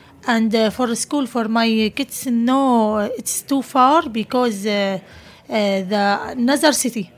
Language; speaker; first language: English; non-native, learner; Arabic